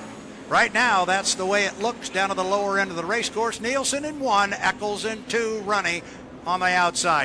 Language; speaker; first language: English; native; English